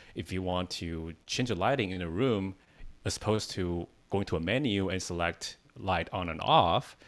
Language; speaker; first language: English; non-native, fluent; Chinese